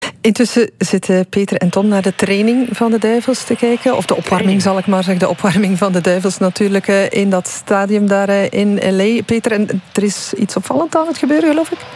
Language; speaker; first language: Dutch; native; Dutch